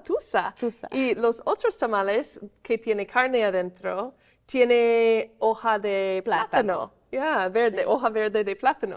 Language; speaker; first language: Spanish; non-native, fluent; English